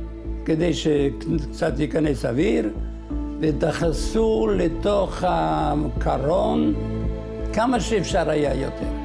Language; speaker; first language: Hebrew; non-native, fluent; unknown